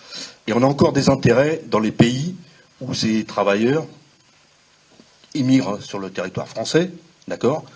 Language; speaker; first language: French; native; French